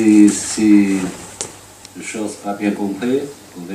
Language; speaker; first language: French; non-native, learner; Chinese